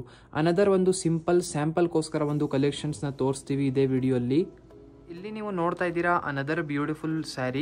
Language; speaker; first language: Kannada; native; Kannada